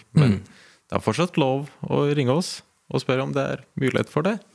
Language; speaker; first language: Norwegian; non-native, fluent; Latvian